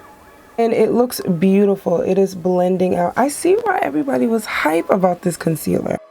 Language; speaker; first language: English; native; English